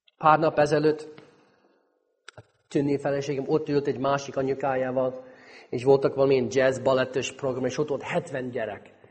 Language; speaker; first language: Hungarian; non-native, fluent; English